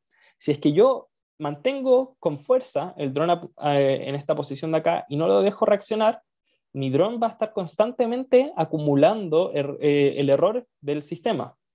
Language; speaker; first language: Spanish; native; Spanish